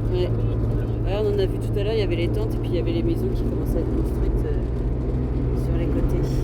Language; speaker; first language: French; native; French